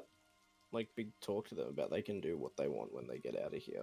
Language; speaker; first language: English; native; English